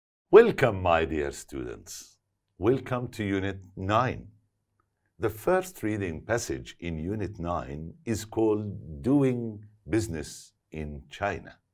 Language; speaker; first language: English; non-native, fluent; Arabic